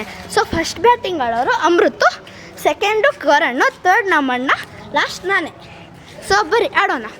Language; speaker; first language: Kannada; native; Kannada